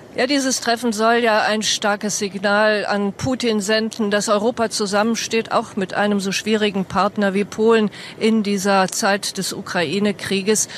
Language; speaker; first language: German; non-native, fluent; Swedish